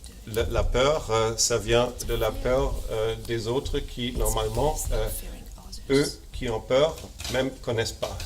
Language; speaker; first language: French; non-native, fluent; German